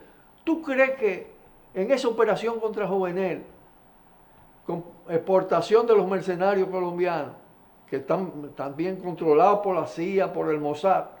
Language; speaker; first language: Spanish; native; Spanish